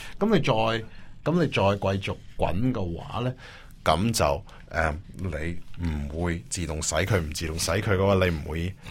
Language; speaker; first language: Cantonese; early bilingual, heritage; Cantonese